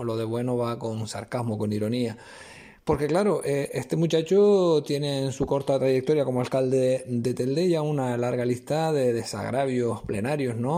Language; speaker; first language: Spanish; native; Spanish